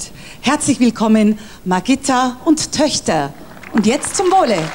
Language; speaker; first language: German; native; German